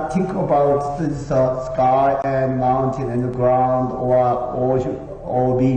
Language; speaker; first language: English; non-native, learner; Korean